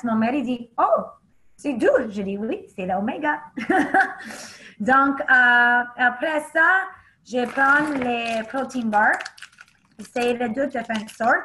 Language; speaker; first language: French; non-native, learner; English